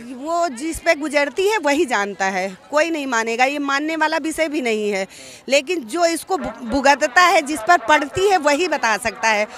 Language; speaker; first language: Hindi; native; Hindi